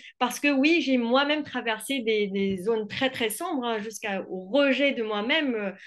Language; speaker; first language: French; non-native, fluent; Vietnamese